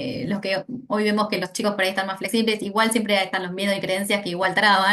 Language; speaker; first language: Spanish; native; Spanish